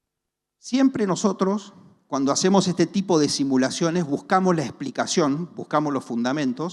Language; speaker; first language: Spanish; native; Spanish